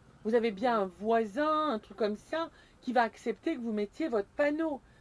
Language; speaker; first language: French; native; French